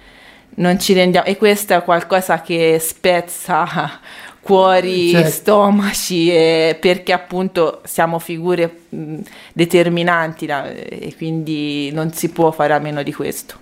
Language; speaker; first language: Italian; native; Italian